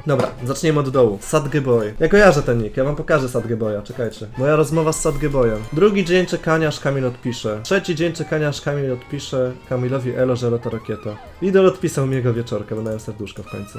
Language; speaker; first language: Polish; native; Polish